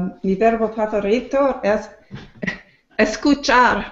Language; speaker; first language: Spanish; non-native, learner; English